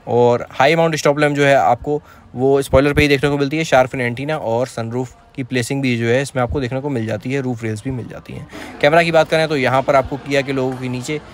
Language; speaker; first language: Hindi; native; Hindi